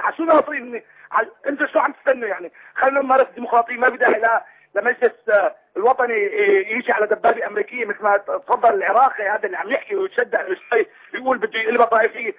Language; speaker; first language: Arabic; native; Arabic